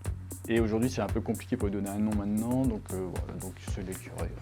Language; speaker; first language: French; native; French